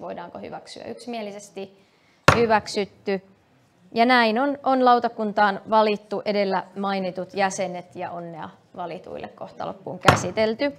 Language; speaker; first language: Finnish; native; Finnish